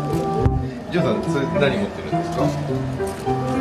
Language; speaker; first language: Japanese; native; Japanese